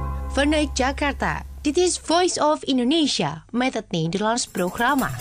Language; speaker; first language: Dutch; non-native, learner; Indonesian